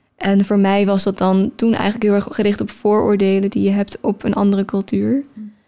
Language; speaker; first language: Dutch; native; Dutch